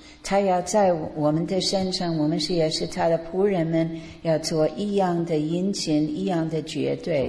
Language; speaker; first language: Chinese; native; Chinese